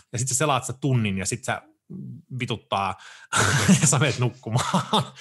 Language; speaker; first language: Finnish; early bilingual, heritage; Finnish